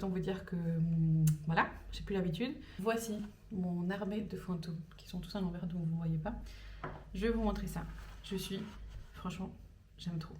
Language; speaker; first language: French; native; French